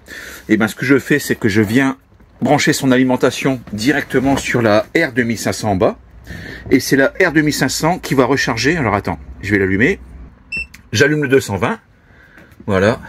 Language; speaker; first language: French; native; French